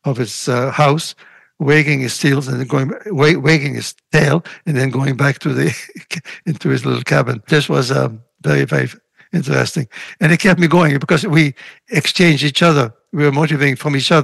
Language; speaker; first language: English; non-native, fluent; Russian